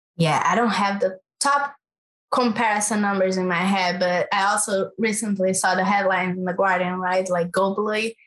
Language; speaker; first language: English; non-native, fluent; Portuguese